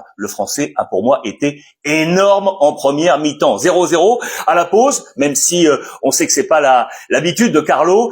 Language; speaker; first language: French; native; French